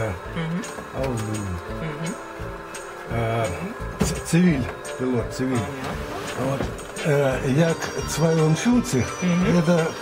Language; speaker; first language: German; non-native, learner; Russian